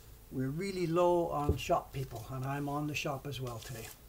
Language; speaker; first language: English; native; English